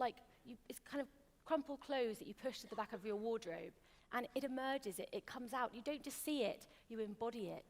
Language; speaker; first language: English; native; English